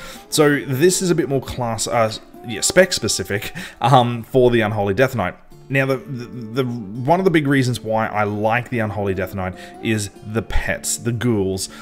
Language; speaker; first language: English; native; English